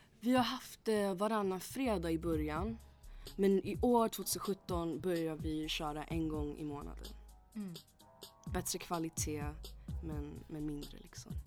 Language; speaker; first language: Swedish; early bilingual, other home language; English